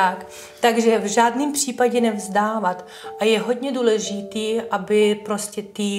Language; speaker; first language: Czech; non-native, fluent; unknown